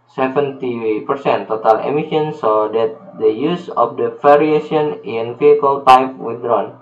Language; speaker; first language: English; non-native, learner; Indonesian